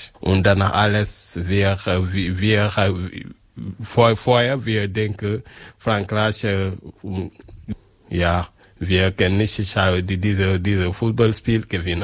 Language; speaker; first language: German; non-native, learner; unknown